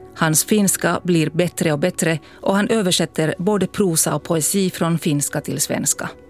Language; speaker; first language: Swedish; native; Swedish